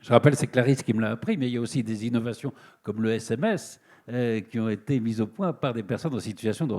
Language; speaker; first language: French; native; French